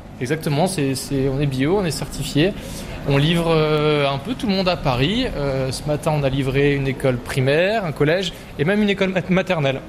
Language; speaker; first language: French; native; French